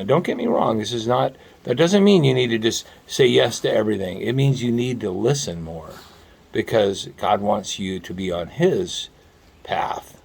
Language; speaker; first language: English; native; English